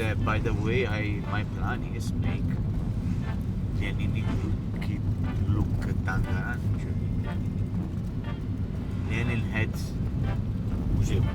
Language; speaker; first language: English; non-native, learner; Italian